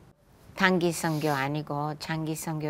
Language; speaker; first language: Korean; non-native, fluent; English